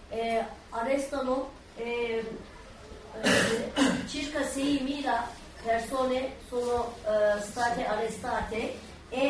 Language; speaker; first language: Italian; non-native, learner; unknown